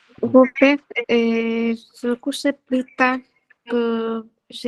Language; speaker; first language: French; non-native, learner; Vietnamese